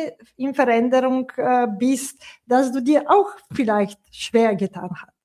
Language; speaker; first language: German; non-native, fluent; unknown